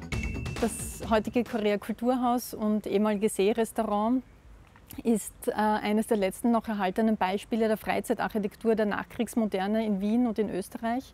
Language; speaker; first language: German; native; German